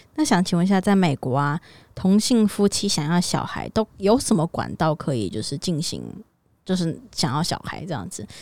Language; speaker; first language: Chinese; native; Chinese